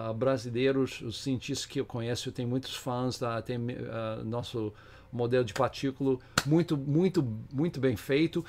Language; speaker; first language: Portuguese; non-native, fluent; English